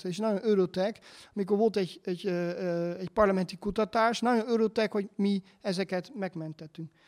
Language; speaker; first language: Hungarian; non-native, fluent; Dutch